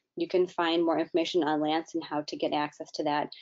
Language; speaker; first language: English; native; English